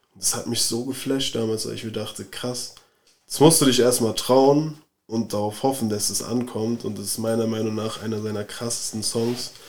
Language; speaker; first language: German; native; German